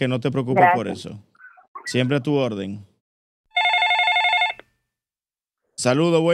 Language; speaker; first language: Spanish; native; Spanish